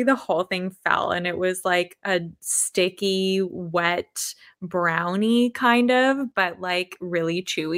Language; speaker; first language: English; native; English